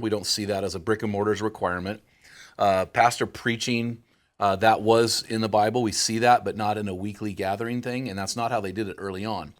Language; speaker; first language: English; native; English